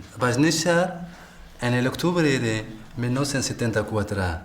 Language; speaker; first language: Catalan; non-native, fluent; Arabic